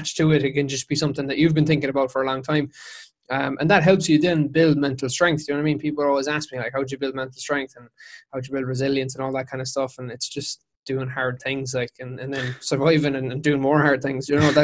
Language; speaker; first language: English; native; English